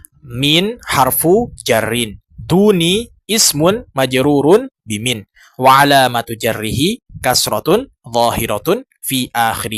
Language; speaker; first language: Arabic; non-native, fluent; Indonesian